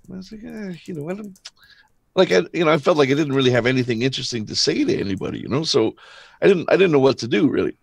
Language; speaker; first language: English; native; English